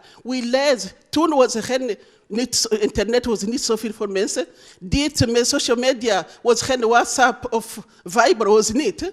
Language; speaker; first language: Dutch; non-native, learner; Rundi